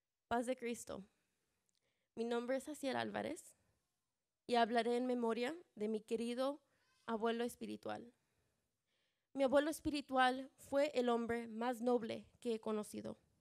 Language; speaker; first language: Spanish; early bilingual, other home language; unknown